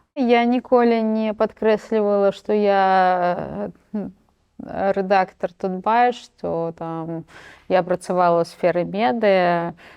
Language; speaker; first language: Belarusian; non-native, local second language; Russian